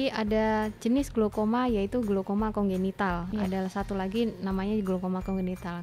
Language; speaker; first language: Indonesian; native; Indonesian